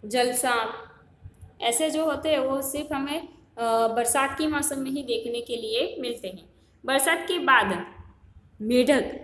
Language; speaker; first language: Hindi; non-native, local second language; Gujarati